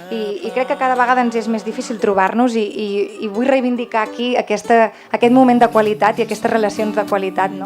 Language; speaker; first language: Catalan; native; Catalan